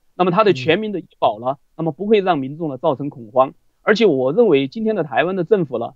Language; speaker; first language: Chinese; native; Chinese